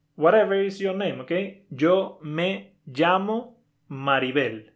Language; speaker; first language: English; non-native, fluent; Spanish